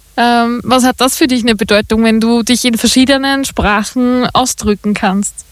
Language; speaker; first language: German; native; German